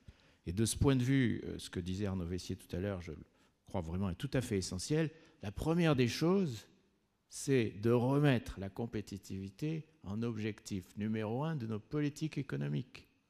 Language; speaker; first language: French; native; French